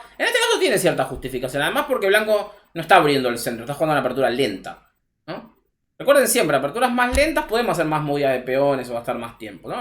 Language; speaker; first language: Spanish; native; Spanish